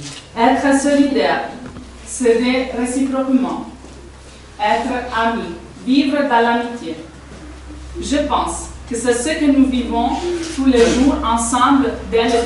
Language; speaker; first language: French; non-native, fluent; Italian